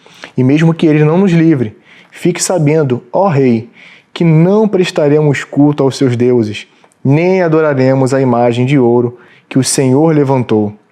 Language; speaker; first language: Portuguese; native; Portuguese